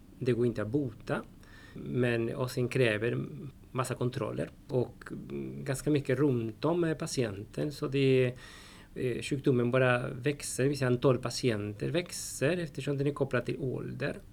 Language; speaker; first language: Swedish; non-native, fluent; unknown